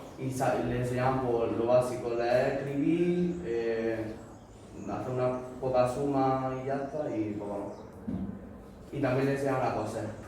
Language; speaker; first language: Spanish; native; Spanish